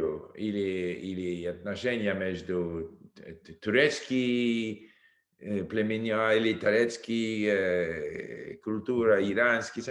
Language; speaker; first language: Russian; non-native, learner; English